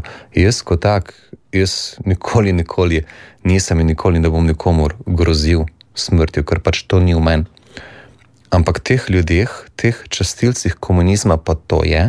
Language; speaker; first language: Slovenian; native; Slovenian